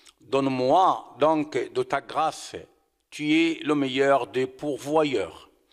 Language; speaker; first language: French; non-native, fluent; Arabic